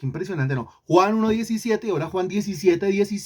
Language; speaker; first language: Spanish; native; Spanish